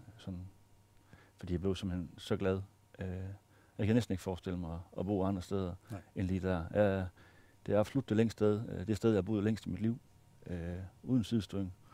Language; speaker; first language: Danish; native; Danish